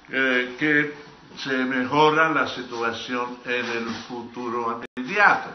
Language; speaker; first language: Spanish; non-native, fluent; English